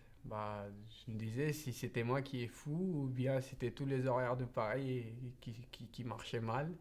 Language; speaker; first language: French; non-native, learner; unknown